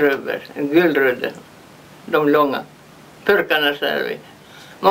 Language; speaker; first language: Swedish; early bilingual, heritage; Swedish